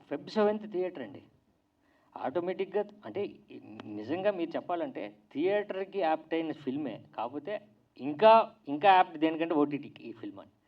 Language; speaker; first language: Telugu; native; Telugu